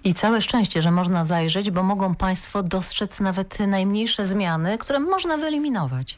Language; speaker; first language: Polish; native; Polish